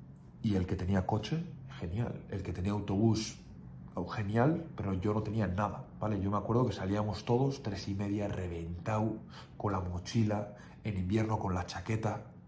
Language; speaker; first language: Spanish; native; Spanish